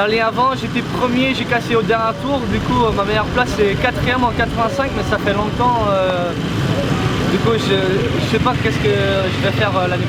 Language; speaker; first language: French; non-native, local second language; Dutch